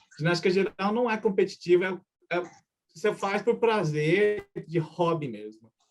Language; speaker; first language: Portuguese; early bilingual, other home language; Japanese